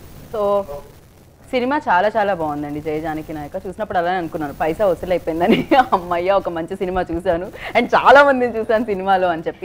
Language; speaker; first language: Telugu; native; Telugu